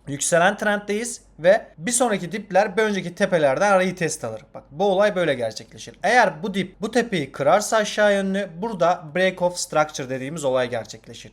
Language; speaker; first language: Turkish; non-native, fluent; Azerbaijani